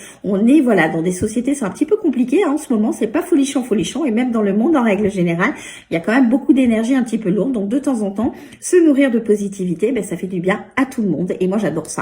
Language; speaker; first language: French; native; French